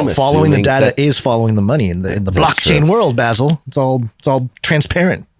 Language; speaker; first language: English; native; English